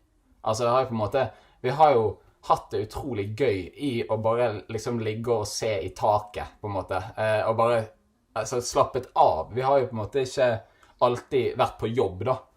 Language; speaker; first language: Norwegian; native; Norwegian